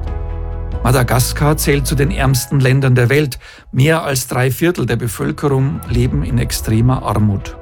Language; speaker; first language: German; native; German